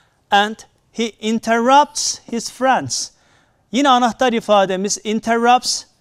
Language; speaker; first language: English; non-native, fluent; Turkish